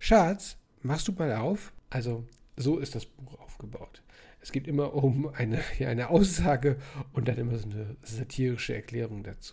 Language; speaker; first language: German; native; German